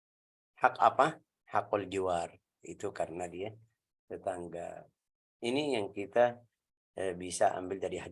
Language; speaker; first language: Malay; non-native, learner; Arabic